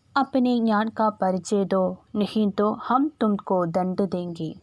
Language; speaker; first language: Hindi; non-native, local second language; Malayalam